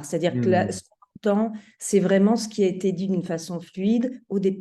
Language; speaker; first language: French; native; French